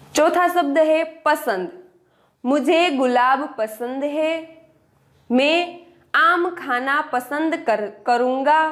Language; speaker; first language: Hindi; non-native, local second language; Gujarati